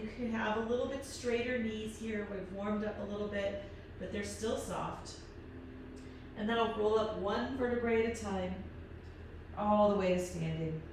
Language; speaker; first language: English; native; English